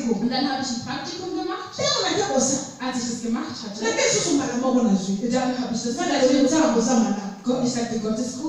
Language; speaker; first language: German; non-native, fluent; Lingala